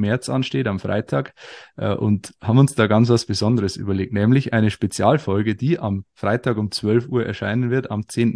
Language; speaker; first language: German; native; German